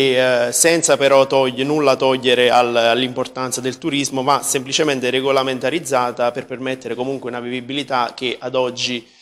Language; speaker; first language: Italian; native; Italian